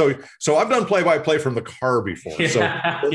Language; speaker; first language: English; native; English